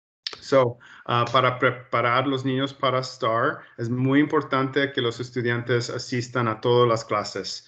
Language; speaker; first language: Spanish; early bilingual, heritage; Spanish